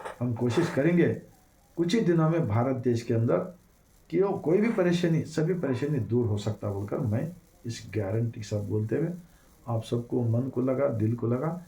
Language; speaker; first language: Hindi; non-native, local second language; Kannada